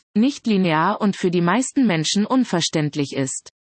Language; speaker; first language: German; native; German